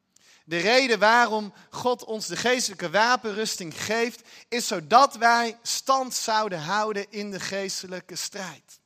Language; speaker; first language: Dutch; native; Dutch